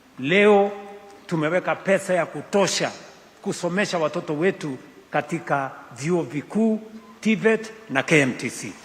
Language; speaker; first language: Swahili; non-native, local second language; Kalenjin